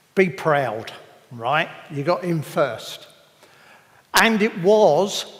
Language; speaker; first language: English; native; English